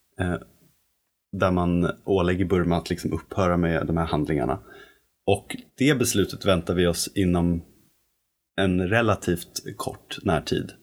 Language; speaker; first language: Swedish; native; Swedish